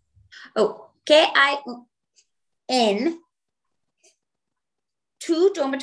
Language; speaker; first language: Spanish; non-native, learner; English